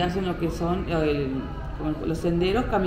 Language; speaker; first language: Spanish; native; Spanish